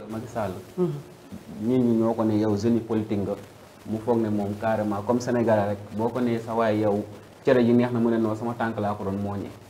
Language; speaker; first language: Wolof; native; Wolof